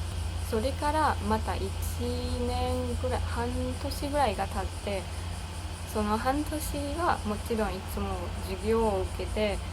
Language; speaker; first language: Japanese; non-native, learner; German